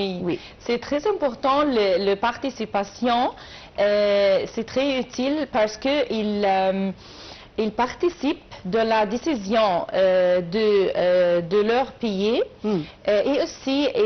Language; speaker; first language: French; non-native, learner; Arabic